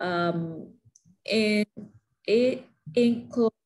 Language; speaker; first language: English; non-native, learner; Vietnamese